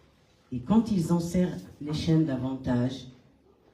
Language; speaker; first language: French; non-native, local second language; Kabyle